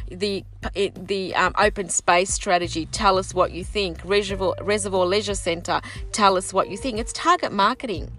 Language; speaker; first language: English; early bilingual, other home language; Sicilian